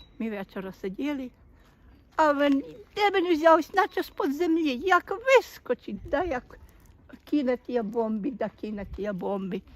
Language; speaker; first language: Ukrainian; native; Ukrainian